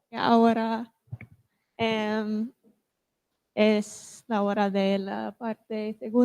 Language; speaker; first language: Spanish; non-native, fluent; English